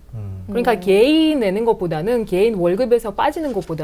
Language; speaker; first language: Korean; non-native, fluent; Russian